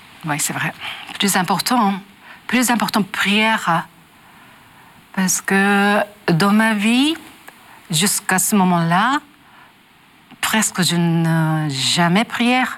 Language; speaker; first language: French; non-native, learner; Japanese